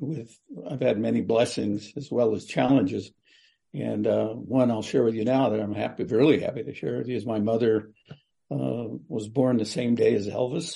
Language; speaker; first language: English; native; English